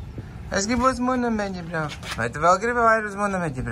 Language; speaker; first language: Latvian; native; Latvian